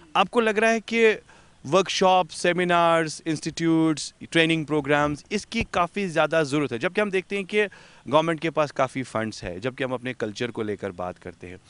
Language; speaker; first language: Hindi; non-native, local second language; Kashmiri